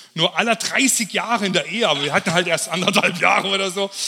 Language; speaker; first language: German; native; German